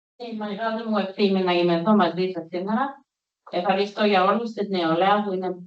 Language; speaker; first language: Greek; early bilingual, other home language; English